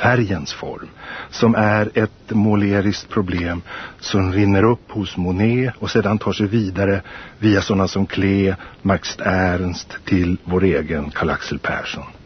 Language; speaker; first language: Swedish; native; Swedish